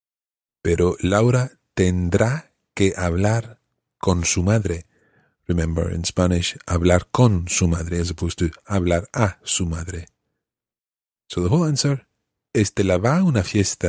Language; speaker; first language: Spanish; non-native, fluent; English